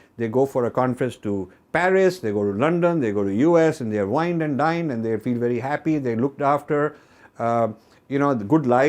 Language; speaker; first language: English; non-native, local second language; Hindi